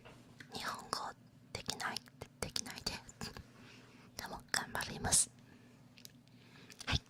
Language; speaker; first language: Japanese; non-native, learner; Chinese